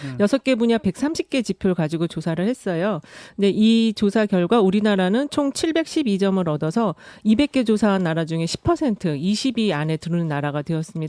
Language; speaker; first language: Korean; native; Korean